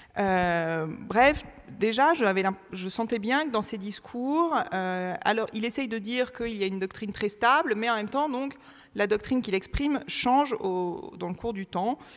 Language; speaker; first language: French; native; French